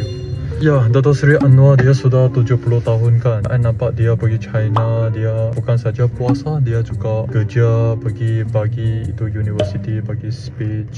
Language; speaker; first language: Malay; non-native, local second language; Chinese